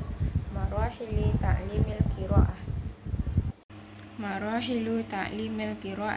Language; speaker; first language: Arabic; non-native, learner; Indonesian